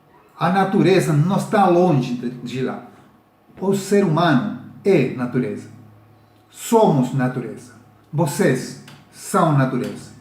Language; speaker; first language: Portuguese; non-native, learner; Spanish